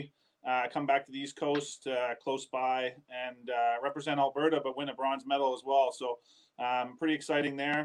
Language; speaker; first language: English; native; English